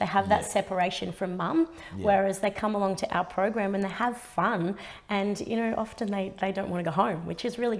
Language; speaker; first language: English; native; English